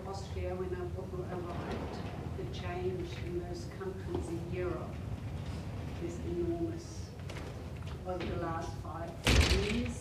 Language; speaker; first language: English; non-native, fluent; German